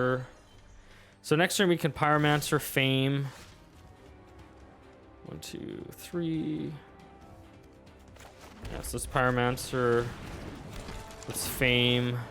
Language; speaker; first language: English; native; English